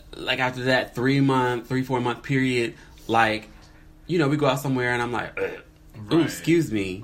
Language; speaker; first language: English; native; English